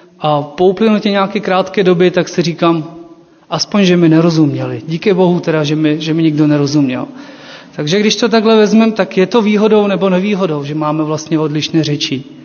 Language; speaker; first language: Czech; non-native, fluent; Ukrainian